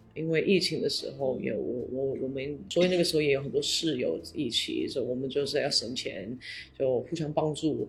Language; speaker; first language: Chinese; early bilingual, heritage; English